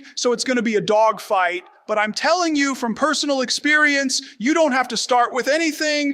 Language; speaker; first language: English; native; English